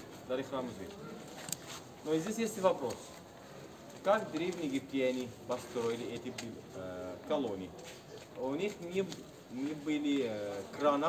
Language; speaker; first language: Russian; non-native, fluent; Arabic